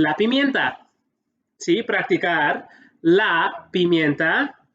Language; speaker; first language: Spanish; early bilingual, heritage; English